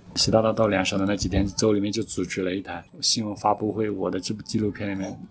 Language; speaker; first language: Chinese; non-native, local second language; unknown